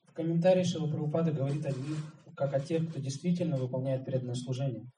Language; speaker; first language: Russian; native; Russian